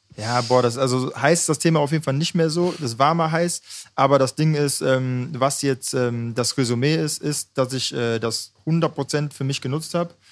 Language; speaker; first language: German; native; German